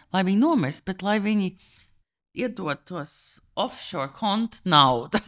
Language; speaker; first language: Latvian; early bilingual, heritage; Latvian